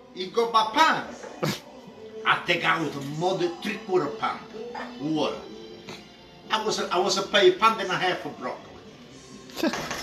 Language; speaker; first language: English; non-native, learner; Italian